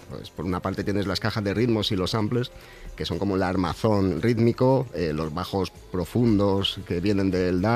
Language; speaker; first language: Spanish; native; Spanish